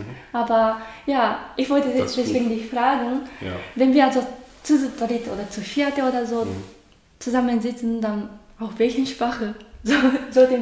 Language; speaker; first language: German; non-native, learner; Japanese